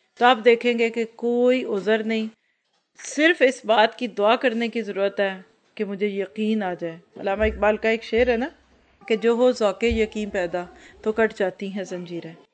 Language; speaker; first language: Urdu; native; Urdu